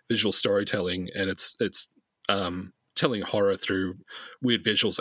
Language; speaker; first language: English; native; English